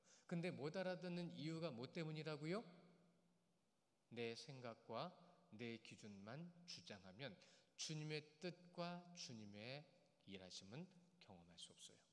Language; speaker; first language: Korean; native; Korean